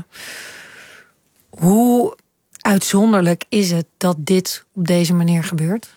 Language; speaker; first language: Dutch; native; Dutch